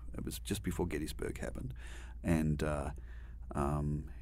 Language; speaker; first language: English; native; English